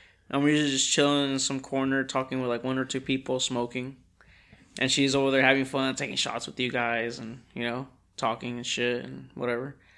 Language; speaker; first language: English; early bilingual, other home language; Spanish